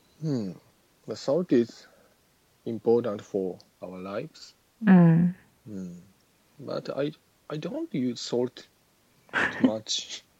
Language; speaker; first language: English; non-native, learner; Japanese